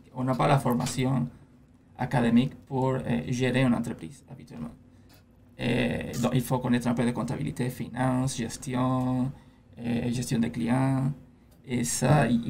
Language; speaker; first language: French; non-native, fluent; Spanish